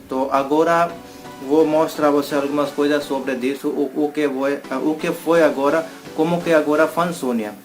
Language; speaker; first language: Portuguese; non-native, learner; Hindi